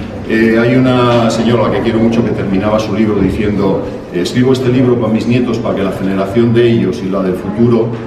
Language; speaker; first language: Spanish; native; Spanish